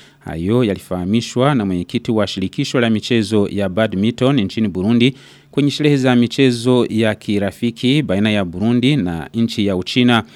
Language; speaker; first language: Swahili; non-native, local second language; Rundi